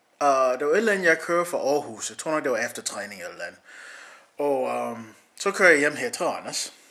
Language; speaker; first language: Danish; non-native, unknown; English